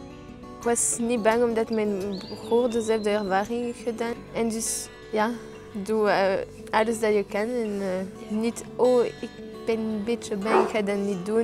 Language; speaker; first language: Dutch; non-native, local second language; French